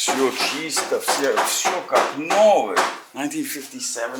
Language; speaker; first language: Russian; non-native, learner; English